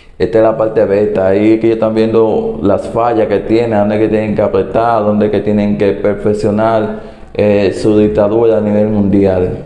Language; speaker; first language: Spanish; native; Spanish